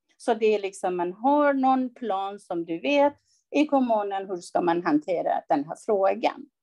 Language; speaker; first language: Swedish; non-native, fluent; Persian